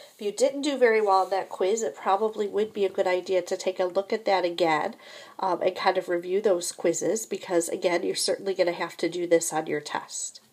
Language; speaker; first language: English; native; English